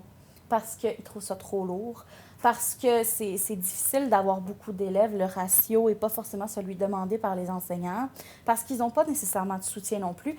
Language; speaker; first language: French; native; French